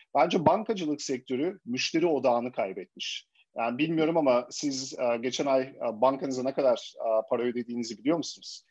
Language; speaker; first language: Turkish; early bilingual, heritage; Turkish